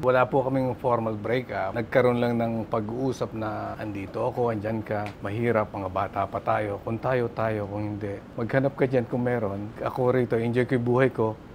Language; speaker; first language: Filipino; native; Filipino